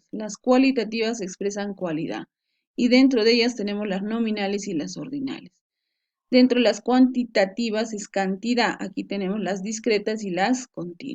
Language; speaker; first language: Spanish; native; Spanish